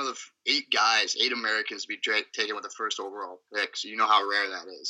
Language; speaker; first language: English; native; English